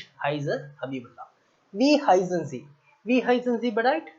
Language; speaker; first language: German; non-native, learner; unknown